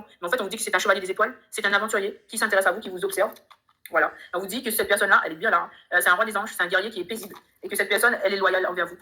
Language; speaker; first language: French; native; French